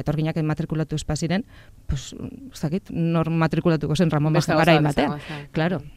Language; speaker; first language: Basque; non-native, local second language; Spanish